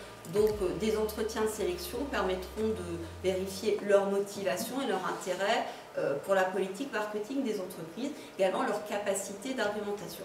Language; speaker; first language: French; native; French